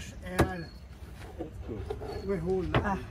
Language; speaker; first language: English; non-native, fluent; Swedish